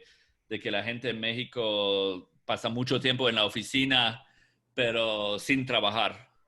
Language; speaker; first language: Spanish; non-native, fluent; English